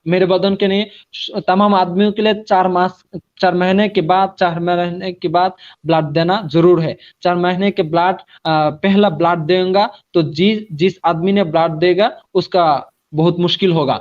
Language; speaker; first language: Hindi; non-native, learner; Bangla